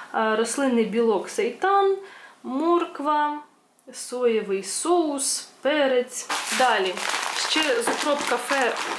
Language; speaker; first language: Ukrainian; non-native, local second language; Russian